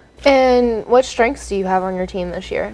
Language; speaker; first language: English; native; English